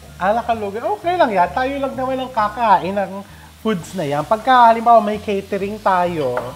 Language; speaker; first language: Filipino; native; Filipino